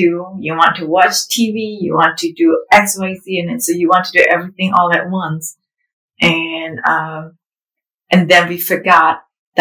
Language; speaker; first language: English; non-native, fluent; Indonesian